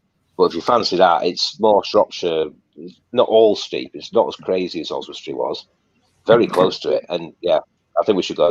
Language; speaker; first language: English; native; English